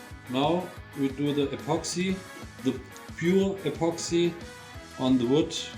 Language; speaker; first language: English; non-native, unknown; German